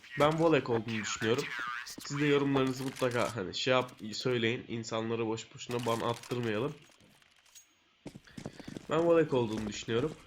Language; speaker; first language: Turkish; native; Turkish